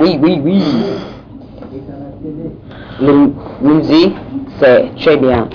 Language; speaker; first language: French; non-native, learner; English